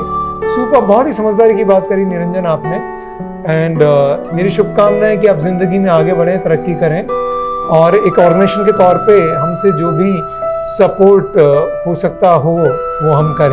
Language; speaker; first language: Hindi; native; Hindi